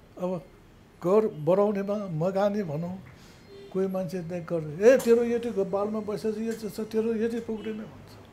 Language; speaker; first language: Nepali; non-native, local second language; Newari